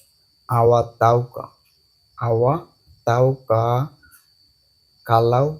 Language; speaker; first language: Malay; non-native, learner; Bangla